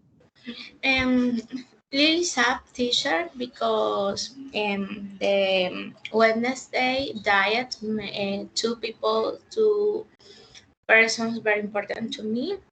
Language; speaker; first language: English; non-native, learner; Spanish